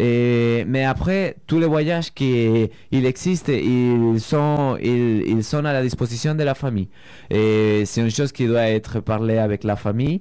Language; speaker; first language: French; non-native, fluent; Spanish